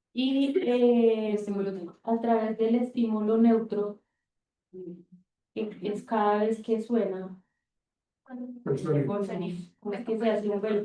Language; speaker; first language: Spanish; native; Spanish